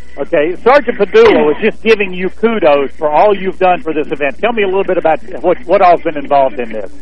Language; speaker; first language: English; native; English